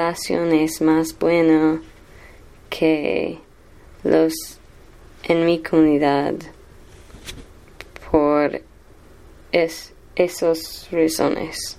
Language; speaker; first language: Spanish; non-native, learner; English